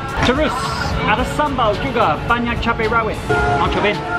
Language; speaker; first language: Indonesian; non-native, fluent; English